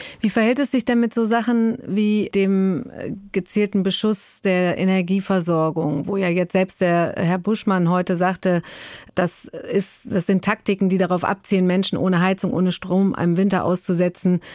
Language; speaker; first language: German; native; German